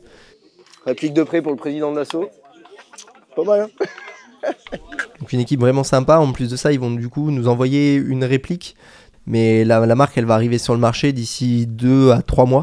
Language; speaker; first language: French; native; French